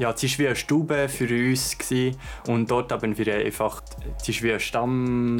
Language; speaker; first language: German; non-native, local second language; French